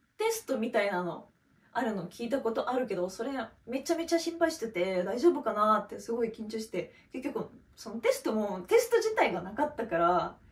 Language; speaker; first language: Japanese; non-native, fluent; Russian